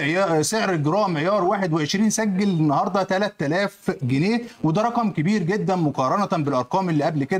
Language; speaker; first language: Arabic; native; Arabic